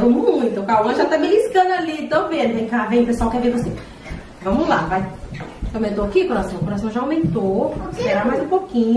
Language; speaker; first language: Portuguese; native; Portuguese